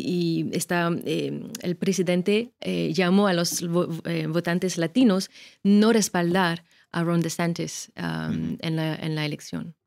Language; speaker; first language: Spanish; non-native, fluent; French